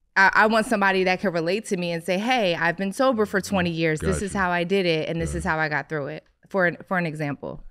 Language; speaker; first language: English; native; English